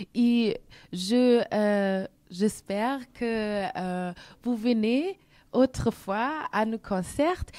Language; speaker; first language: French; non-native, learner; German